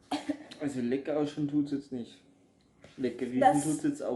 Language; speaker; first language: German; native; German